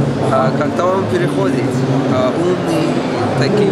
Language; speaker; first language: Russian; non-native, learner; Persian